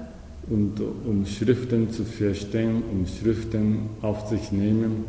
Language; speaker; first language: German; non-native, learner; Japanese